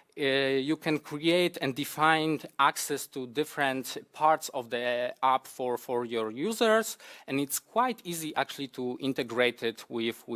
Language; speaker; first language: English; non-native, fluent; Polish